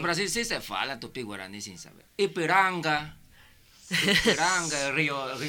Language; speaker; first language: Portuguese; non-native, learner; Spanish